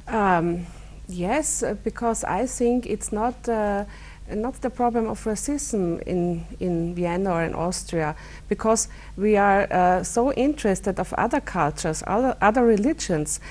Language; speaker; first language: English; non-native, fluent; German